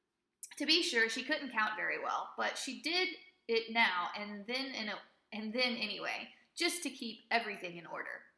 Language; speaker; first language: English; native; English